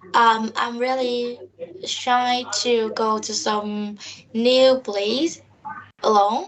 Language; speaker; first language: English; non-native, learner; Vietnamese